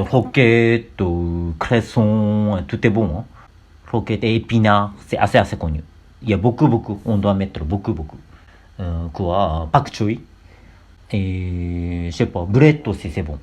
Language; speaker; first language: French; non-native, learner; Japanese